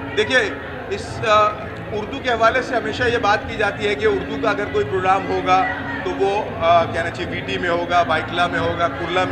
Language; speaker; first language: Hindi; native; Hindi